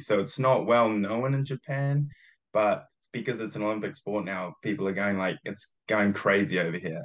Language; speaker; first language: English; early bilingual, other home language; Japanese